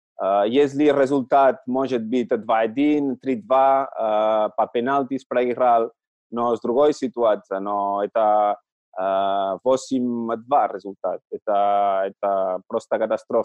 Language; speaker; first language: Russian; non-native, learner; Catalan